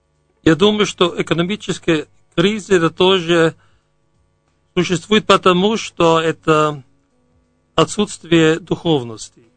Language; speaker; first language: Russian; non-native, fluent; German